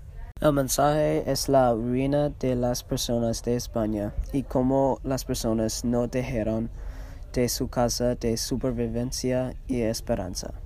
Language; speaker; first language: Spanish; non-native, learner; English